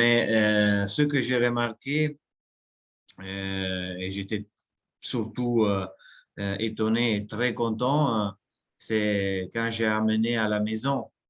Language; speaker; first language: French; non-native, fluent; Italian